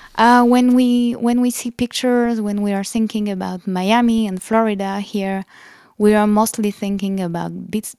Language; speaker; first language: English; non-native, fluent; French